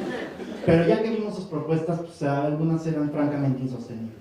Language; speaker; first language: Spanish; native; Spanish